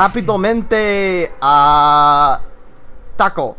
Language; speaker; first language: Spanish; non-native, learner; English